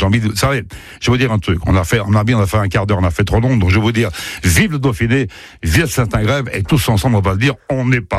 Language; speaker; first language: French; native; French